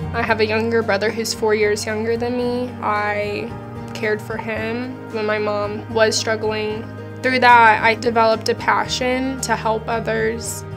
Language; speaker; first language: English; native; English